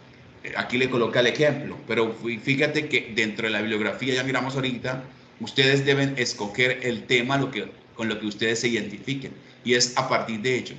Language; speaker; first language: Spanish; native; Spanish